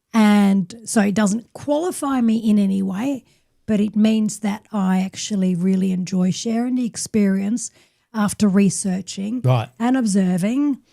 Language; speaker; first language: English; native; English